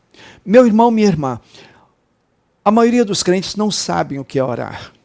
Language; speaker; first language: Portuguese; native; Portuguese